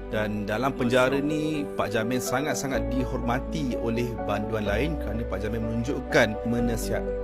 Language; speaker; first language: Malay; native; Malay